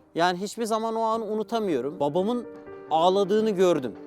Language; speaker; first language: Turkish; non-native, local second language; Kurdish